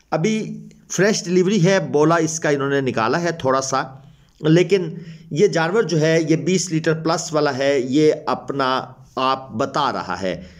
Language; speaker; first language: Urdu; non-native, local second language; Punjabi